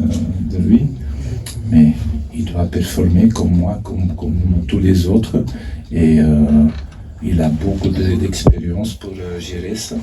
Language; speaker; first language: French; non-native, fluent; Dutch